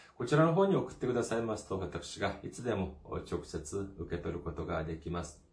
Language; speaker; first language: Japanese; non-native, fluent; Korean